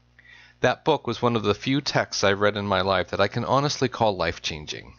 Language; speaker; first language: English; native; English